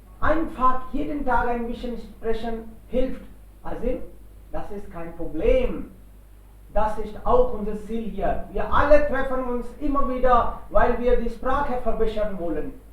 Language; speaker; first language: German; non-native, fluent; Hindi